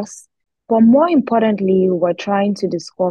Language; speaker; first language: English; non-native, local second language; Yoruba